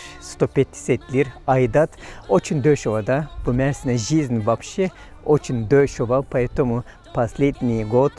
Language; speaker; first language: Russian; non-native, fluent; Turkish